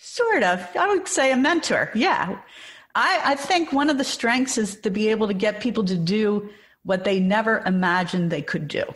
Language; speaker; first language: English; native; English